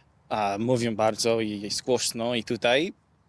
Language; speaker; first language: Polish; non-native, learner; English